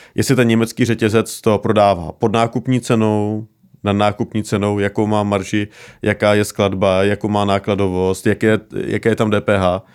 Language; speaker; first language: Czech; native; Czech